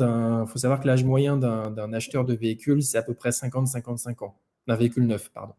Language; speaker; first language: French; native; French